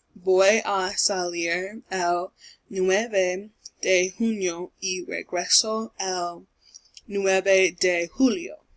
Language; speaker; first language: Spanish; non-native, learner; English